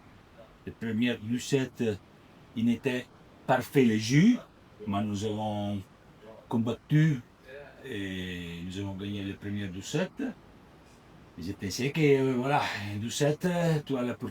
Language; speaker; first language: French; non-native, learner; Italian